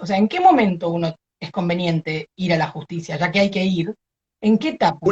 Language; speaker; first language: Spanish; native; Spanish